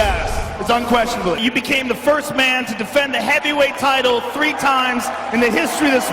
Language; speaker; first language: English; native; English